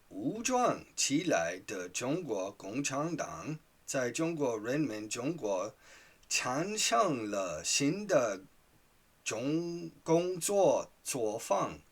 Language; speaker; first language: Chinese; non-native, fluent; English